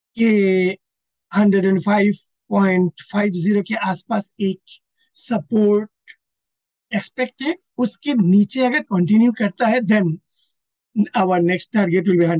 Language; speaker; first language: Hindi; non-native, local second language; Assamese